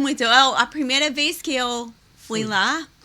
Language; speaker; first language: Portuguese; non-native, learner; English